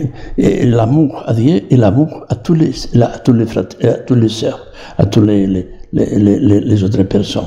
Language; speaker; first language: French; non-native, learner; Catalan